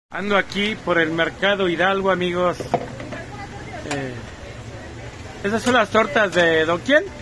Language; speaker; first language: Spanish; native; Spanish